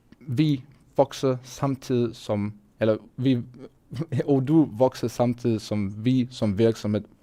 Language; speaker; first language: Danish; non-native, fluent; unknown